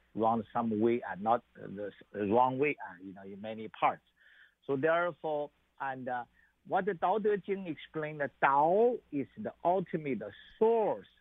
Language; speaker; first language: English; non-native, learner; Chinese